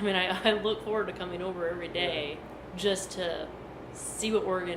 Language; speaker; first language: English; native; English